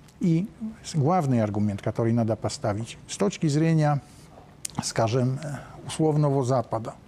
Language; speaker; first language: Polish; non-native, learner; Russian